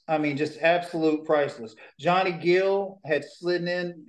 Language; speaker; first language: English; native; English